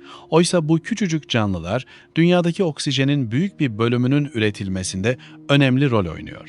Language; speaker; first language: Turkish; native; Turkish